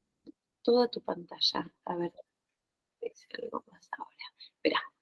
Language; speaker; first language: Spanish; native; Spanish